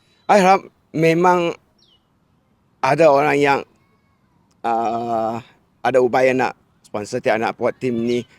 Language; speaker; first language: Malay; non-native, local second language; Chinese